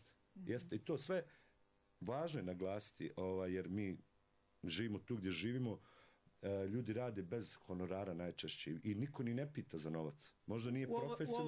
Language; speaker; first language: Serbian; native; Serbian